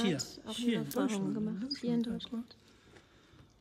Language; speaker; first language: German; native; German